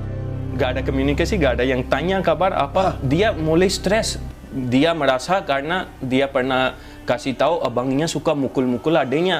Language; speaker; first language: Indonesian; non-native, fluent; Hindi